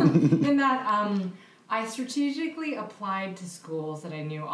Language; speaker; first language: English; early bilingual, other home language; Filipino